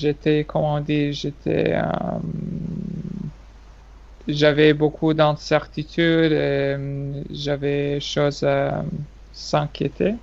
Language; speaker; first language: French; non-native, fluent; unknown